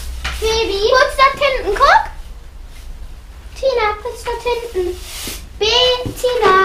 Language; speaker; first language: German; native; German